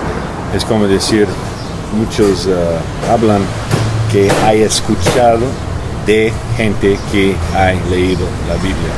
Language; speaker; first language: Spanish; early bilingual, heritage; English